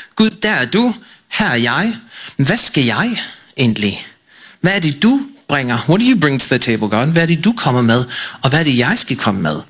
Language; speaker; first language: Danish; non-native, fluent; English